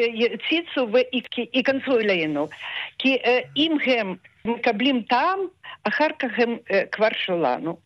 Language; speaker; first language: Hebrew; non-native, fluent; Russian